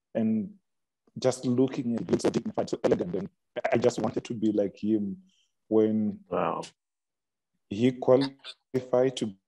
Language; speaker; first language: English; non-native, local second language; Shona